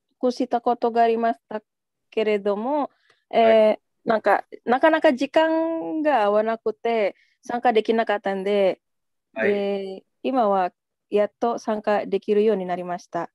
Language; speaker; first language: Japanese; non-native, learner; Indonesian